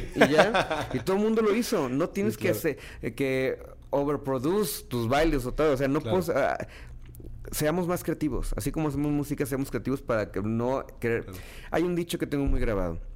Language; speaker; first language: Spanish; native; Spanish